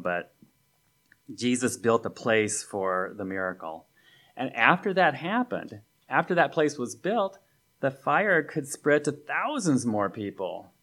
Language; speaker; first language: English; native; English